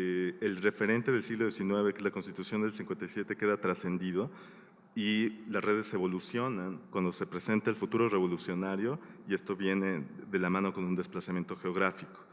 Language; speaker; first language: Spanish; native; Spanish